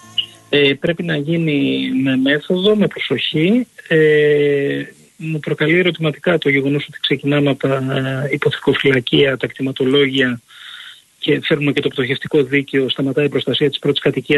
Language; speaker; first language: Greek; native; Greek